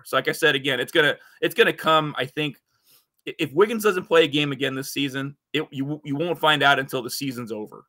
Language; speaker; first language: English; native; English